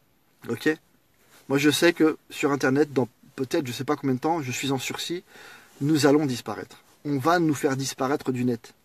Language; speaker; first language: French; native; French